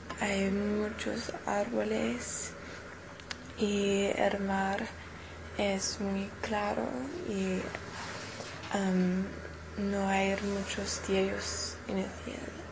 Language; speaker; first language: Spanish; non-native, learner; English